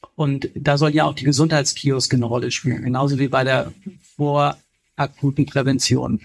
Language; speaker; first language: German; native; German